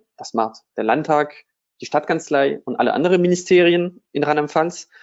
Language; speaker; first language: German; non-native, fluent; French